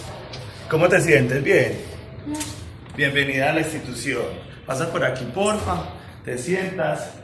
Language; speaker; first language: Spanish; native; Spanish